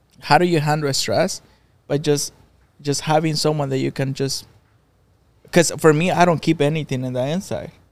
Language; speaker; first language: English; non-native, fluent; Spanish